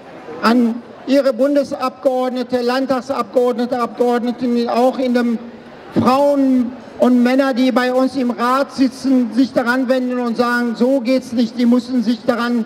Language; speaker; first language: German; non-native, fluent; Persian